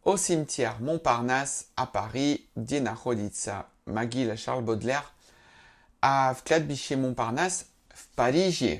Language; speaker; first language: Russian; non-native, fluent; French